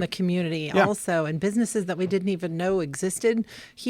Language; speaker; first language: English; native; English